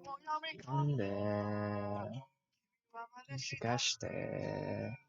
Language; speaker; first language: Japanese; non-native, learner; Malay